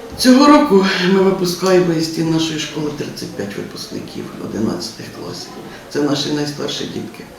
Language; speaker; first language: Ukrainian; native; Ukrainian